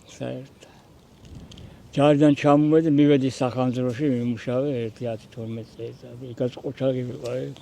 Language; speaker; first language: Georgian; native; Georgian